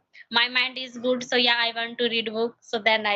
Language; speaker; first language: English; non-native, learner; Hindi